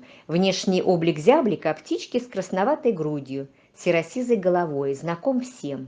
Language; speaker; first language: Russian; native; Russian